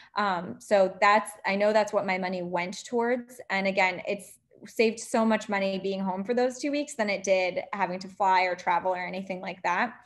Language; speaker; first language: English; native; English